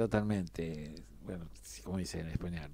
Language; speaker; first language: Spanish; native; Spanish